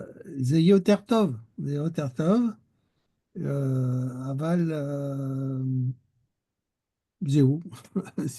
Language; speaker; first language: Hebrew; non-native, learner; French